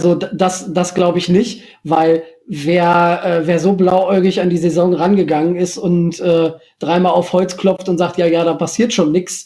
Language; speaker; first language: German; native; German